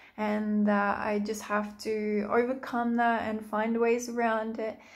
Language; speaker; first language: English; native; English